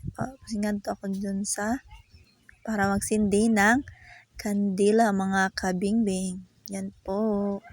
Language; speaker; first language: Filipino; non-native, local second language; Cebuano